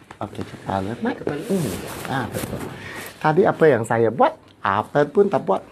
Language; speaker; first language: Malay; non-native, local second language; Cantonese